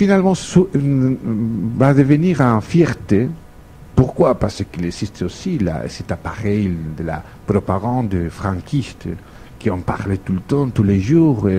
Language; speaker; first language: French; non-native, fluent; Spanish